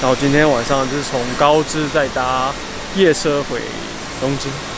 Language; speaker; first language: Chinese; native; Chinese